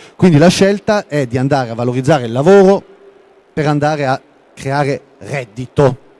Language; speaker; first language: Italian; non-native, local second language; German